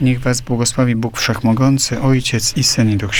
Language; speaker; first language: Polish; native; Polish